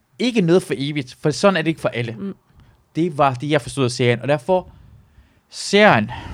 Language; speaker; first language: Danish; early bilingual, other home language; Persian